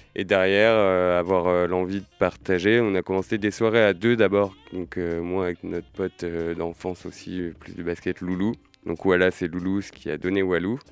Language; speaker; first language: French; native; French